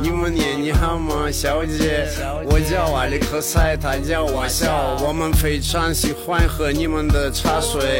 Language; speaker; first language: Chinese; non-native, learner; Russian